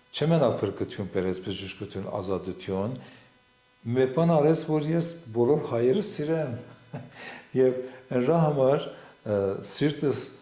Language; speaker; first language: Armenian; non-native, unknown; Assyrian Neo-Aramaic